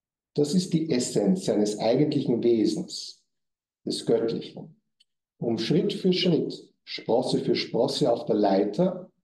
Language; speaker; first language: German; native; German